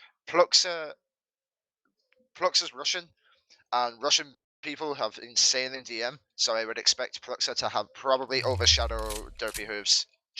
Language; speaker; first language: English; native; English